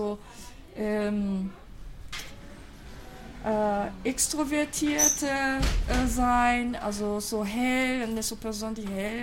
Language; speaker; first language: German; non-native, fluent; Japanese